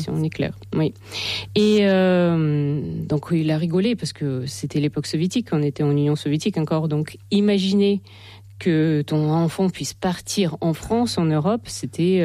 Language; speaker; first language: French; non-native, fluent; Russian